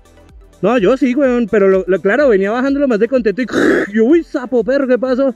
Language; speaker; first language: Spanish; native; Spanish